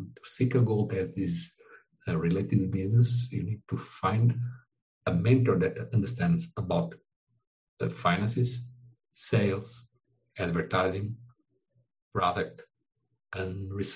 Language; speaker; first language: English; non-native, fluent; Portuguese